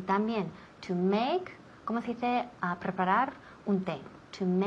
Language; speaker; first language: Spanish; non-native, fluent; English